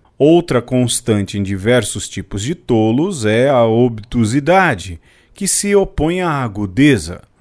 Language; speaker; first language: Portuguese; native; Portuguese